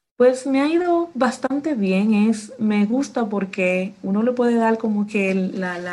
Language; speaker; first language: Spanish; native; Spanish